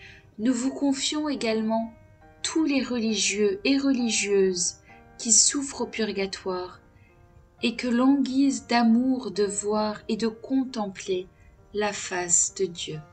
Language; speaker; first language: French; native; French